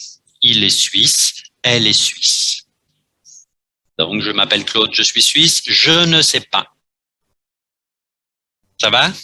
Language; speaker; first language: French; non-native, fluent; Vietnamese